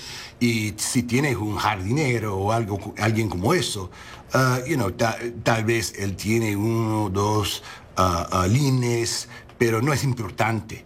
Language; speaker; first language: Spanish; non-native, learner; English